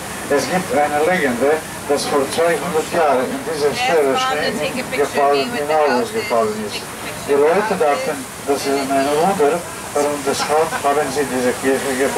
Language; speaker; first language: German; non-native, learner; Croatian